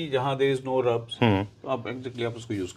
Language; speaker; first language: Hindi; native; Hindi